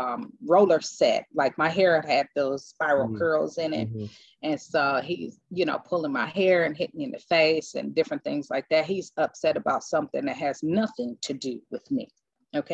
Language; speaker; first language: English; native; English